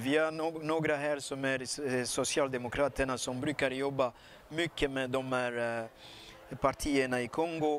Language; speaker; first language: Swedish; non-native, fluent; Lingala